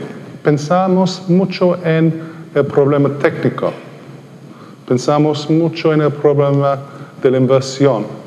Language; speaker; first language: Spanish; non-native, fluent; English